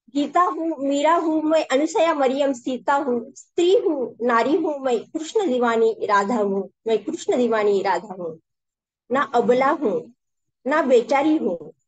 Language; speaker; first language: Hindi; non-native, local second language; Marathi